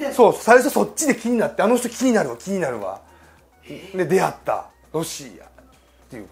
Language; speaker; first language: Japanese; native; Japanese